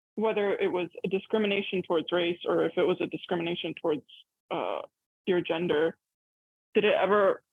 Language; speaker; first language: English; early bilingual, other home language; Arabic